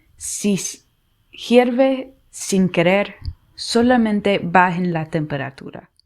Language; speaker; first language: Spanish; non-native, learner; English